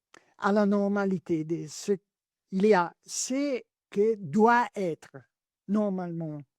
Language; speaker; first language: French; non-native, learner; Italian